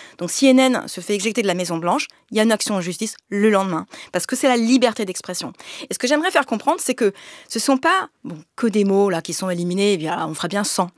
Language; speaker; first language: French; native; French